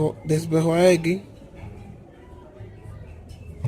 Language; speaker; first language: Spanish; native; Spanish